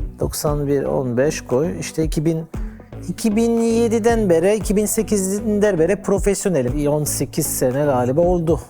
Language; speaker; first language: Turkish; early bilingual, heritage; Turkish